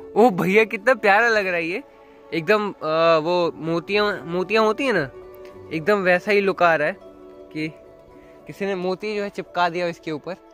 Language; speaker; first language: Hindi; native; Hindi